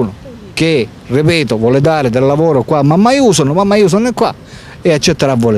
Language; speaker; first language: Italian; native; Italian